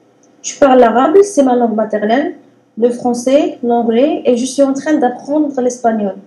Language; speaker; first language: French; non-native, learner; Arabic